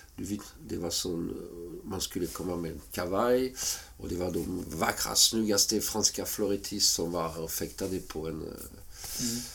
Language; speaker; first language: Swedish; non-native, fluent; French